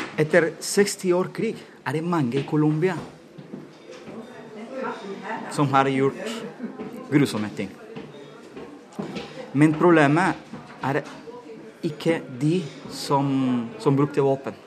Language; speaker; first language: Norwegian; non-native, fluent; Spanish